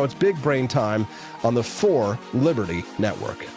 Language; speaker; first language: English; native; English